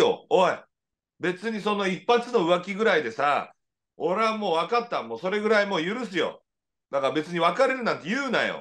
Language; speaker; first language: Japanese; native; Japanese